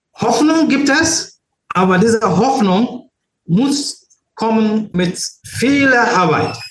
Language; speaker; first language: German; non-native, learner; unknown